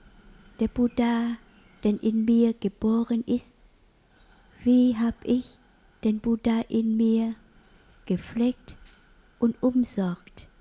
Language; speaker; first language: German; non-native, learner; Vietnamese